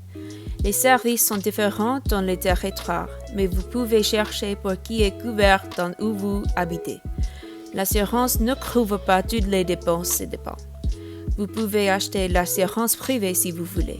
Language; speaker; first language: French; non-native, learner; English